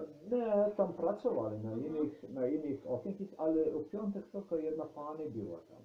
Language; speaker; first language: Polish; non-native, learner; Slovenian